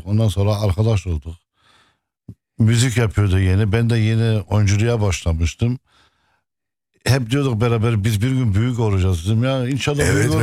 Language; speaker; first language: Turkish; non-native, fluent; Arabic